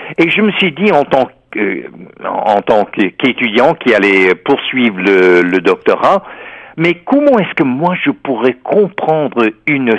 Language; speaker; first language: French; non-native, fluent; English